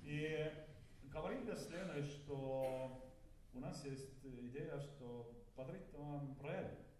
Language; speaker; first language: Russian; non-native, learner; Estonian